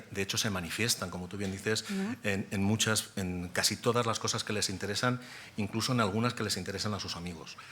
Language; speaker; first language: Spanish; native; Spanish